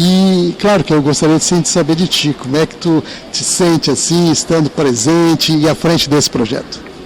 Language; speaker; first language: Portuguese; native; Portuguese